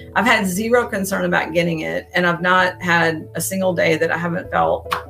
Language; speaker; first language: English; native; English